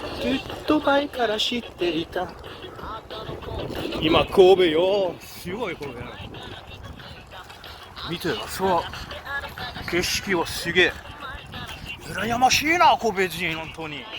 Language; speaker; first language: Japanese; non-native, learner; French